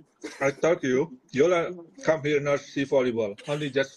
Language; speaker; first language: English; non-native, learner; Indonesian